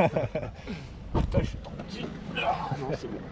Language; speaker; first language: French; native; French